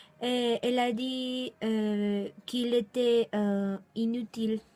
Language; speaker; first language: French; non-native, learner; Spanish